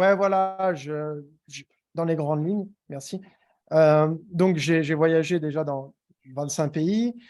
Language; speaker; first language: French; native; French